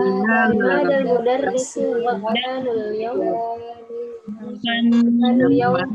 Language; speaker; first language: Arabic; non-native, learner; Indonesian